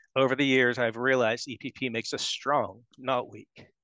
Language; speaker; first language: English; native; English